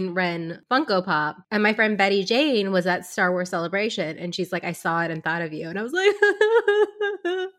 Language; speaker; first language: English; early bilingual, other home language; Hindi